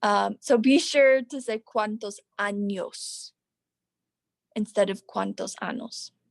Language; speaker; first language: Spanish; non-native, learner; English